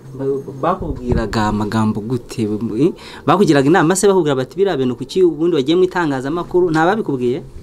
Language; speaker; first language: Kinyarwanda; native; Kinyarwanda